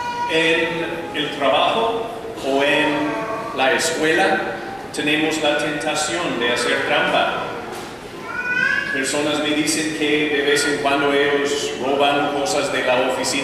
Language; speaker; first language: Spanish; non-native, fluent; English